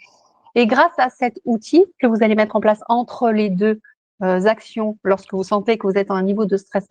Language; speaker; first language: French; native; French